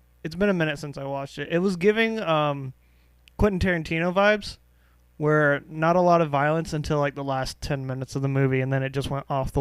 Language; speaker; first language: English; native; English